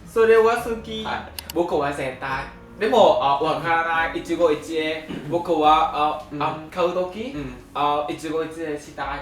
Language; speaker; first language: Japanese; non-native, learner; Vietnamese